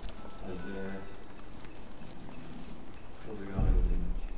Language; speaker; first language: Polish; non-native, learner; Czech